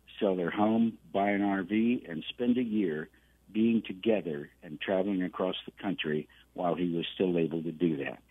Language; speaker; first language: English; native; English